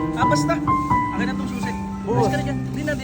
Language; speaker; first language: Filipino; native; Filipino